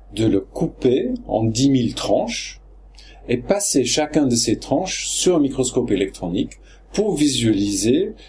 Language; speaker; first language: French; non-native, fluent; English